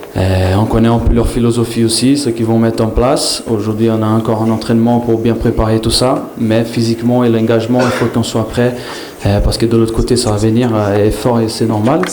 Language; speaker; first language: French; non-native, fluent; Portuguese